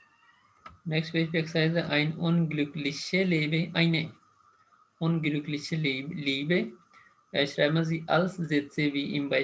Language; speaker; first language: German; non-native, fluent; Urdu